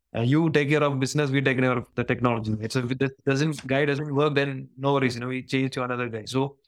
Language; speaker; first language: English; non-native, local second language; Malayalam